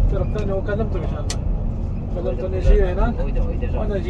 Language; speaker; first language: Arabic; non-native, learner; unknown